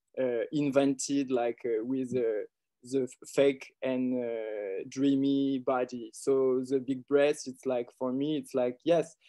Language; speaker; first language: English; non-native, learner; French